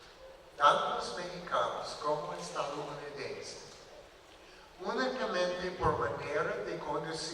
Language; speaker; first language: Spanish; non-native, learner; English